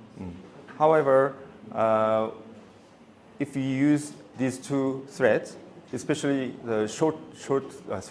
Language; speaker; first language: English; non-native, fluent; Korean